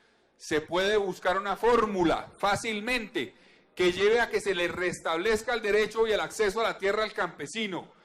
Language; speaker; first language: Spanish; native; Spanish